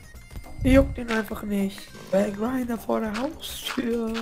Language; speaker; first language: German; native; German